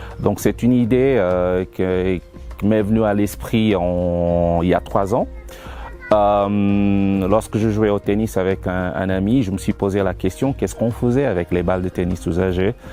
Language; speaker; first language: French; non-native, fluent; Portuguese